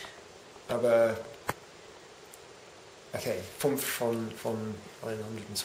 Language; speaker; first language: German; non-native, learner; English